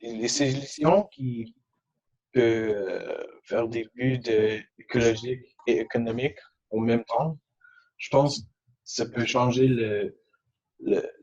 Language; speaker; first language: French; non-native, fluent; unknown